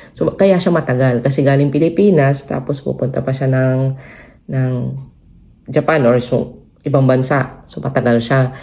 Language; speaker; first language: Filipino; non-native, local second language; Cebuano